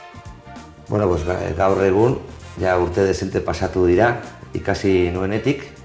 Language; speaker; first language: Basque; non-native, local second language; Spanish